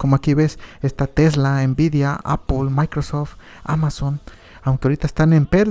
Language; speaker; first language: Spanish; native; Spanish